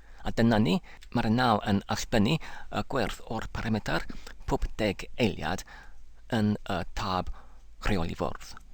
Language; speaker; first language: Welsh; non-native, learner; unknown